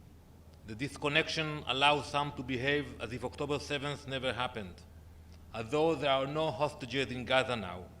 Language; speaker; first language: English; non-native, fluent; Hebrew